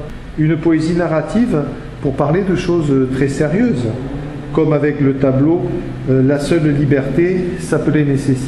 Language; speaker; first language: French; native; French